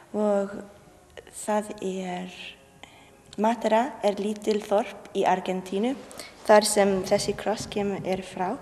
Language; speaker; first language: Icelandic; non-native, learner; English